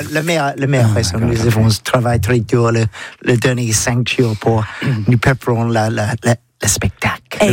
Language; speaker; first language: French; non-native, learner; English